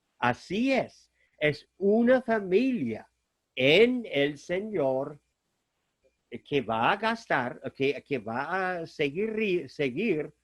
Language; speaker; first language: Spanish; non-native, fluent; German